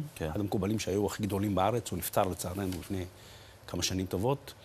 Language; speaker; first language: Hebrew; early bilingual, other home language; Arabic